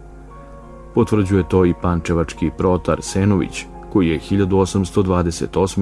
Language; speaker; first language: Bosnian; native; Bosnian